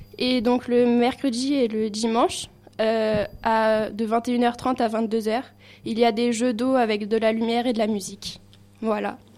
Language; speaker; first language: French; native; French